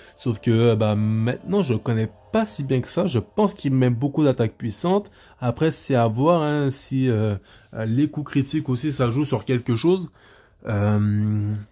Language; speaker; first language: French; native; French